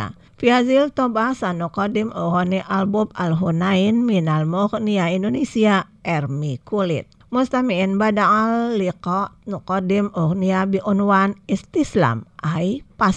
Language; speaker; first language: Arabic; non-native, fluent; Indonesian